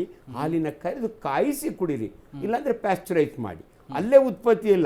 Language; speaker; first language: Kannada; native; Kannada